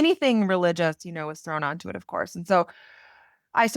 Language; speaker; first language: English; native; English